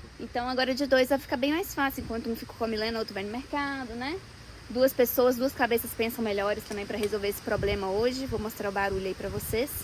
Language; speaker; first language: Portuguese; native; Portuguese